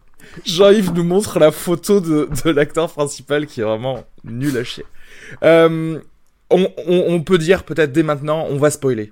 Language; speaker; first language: French; native; French